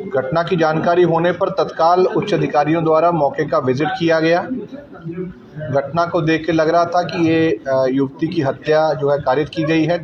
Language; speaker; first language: Hindi; native; Hindi